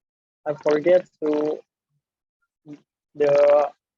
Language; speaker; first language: English; non-native, learner; Indonesian